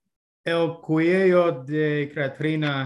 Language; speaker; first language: Spanish; non-native, learner; English